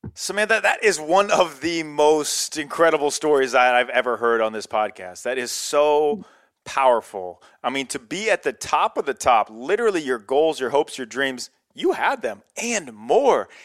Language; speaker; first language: English; native; English